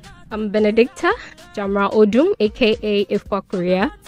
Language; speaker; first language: English; non-native, local second language; Akan